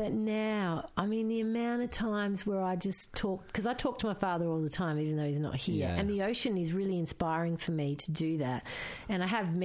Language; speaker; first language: English; non-native, local second language; Croatian